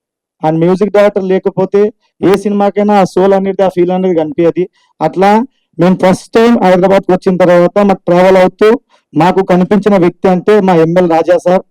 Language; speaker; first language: Telugu; early bilingual, heritage; Telugu